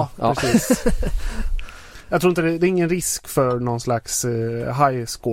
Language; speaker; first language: Swedish; native; Swedish